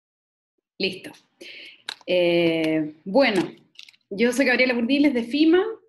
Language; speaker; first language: Spanish; native; Spanish